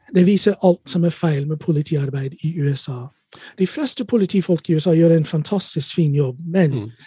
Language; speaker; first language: Norwegian; non-native, fluent; English